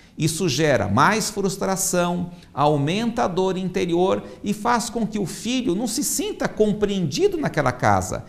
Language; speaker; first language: Portuguese; native; Portuguese